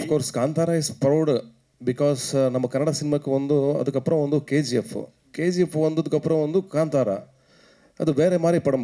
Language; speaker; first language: Tamil; non-native, local second language; Kannada